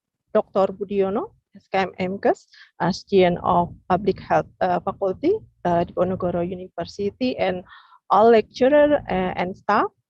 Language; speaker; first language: English; non-native, learner; Indonesian